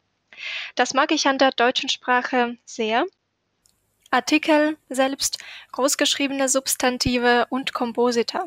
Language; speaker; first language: German; non-native, fluent; Ukrainian